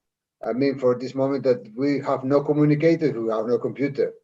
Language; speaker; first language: English; non-native, learner; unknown